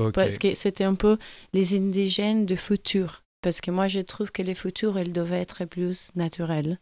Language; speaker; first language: French; non-native, fluent; Portuguese